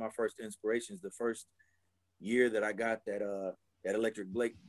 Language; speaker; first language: English; native; English